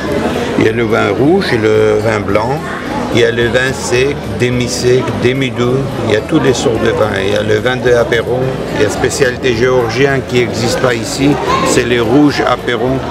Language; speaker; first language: French; non-native, fluent; Georgian